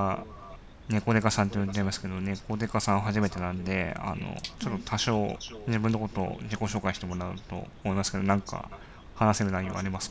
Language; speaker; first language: Japanese; native; Japanese